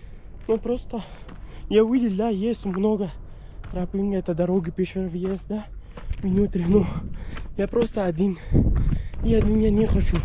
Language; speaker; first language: Russian; non-native, learner; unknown